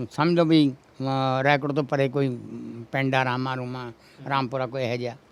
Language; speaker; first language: Punjabi; native; Punjabi